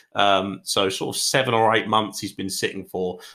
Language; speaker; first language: English; native; English